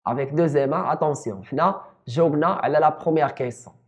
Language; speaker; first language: French; non-native, local second language; Arabic